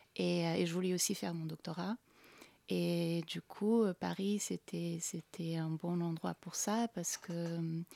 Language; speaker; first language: French; non-native, fluent; Portuguese